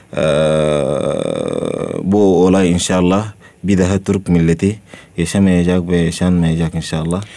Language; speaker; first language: Turkish; non-native, learner; Arabic